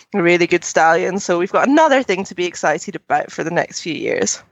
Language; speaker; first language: English; native; English